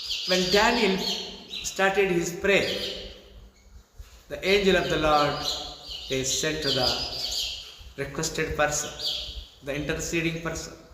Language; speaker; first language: English; non-native, local second language; Telugu